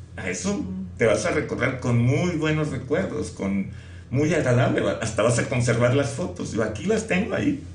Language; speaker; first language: Spanish; native; Spanish